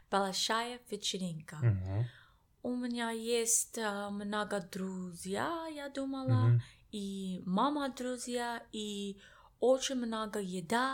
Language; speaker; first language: Russian; non-native, learner; English